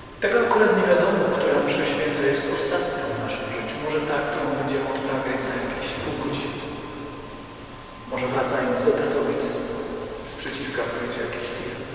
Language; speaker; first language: Polish; native; Polish